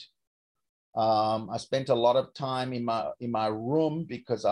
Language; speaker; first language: English; native; English